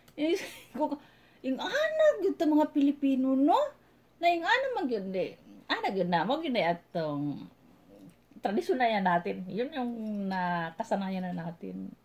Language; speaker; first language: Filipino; non-native, local second language; Cebuano